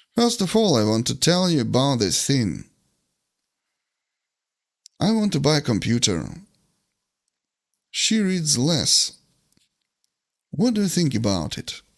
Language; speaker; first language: English; non-native, fluent; Ukrainian